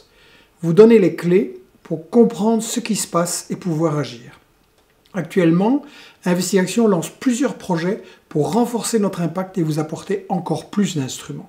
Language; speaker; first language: French; native; French